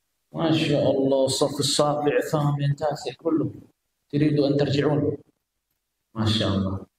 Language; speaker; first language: Arabic; non-native, fluent; Indonesian